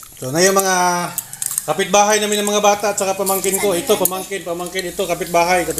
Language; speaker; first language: Filipino; non-native, local second language; Cebuano